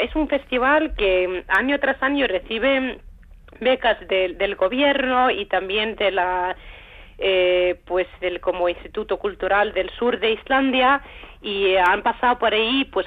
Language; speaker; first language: Spanish; non-native, fluent; Icelandic